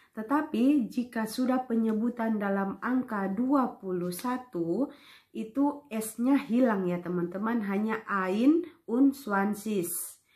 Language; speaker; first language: Indonesian; native; Indonesian